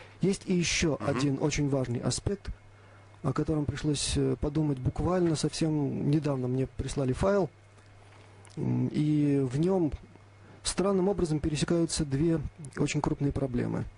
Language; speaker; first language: Russian; native; Russian